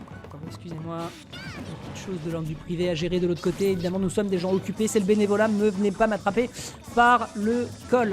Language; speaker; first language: French; native; French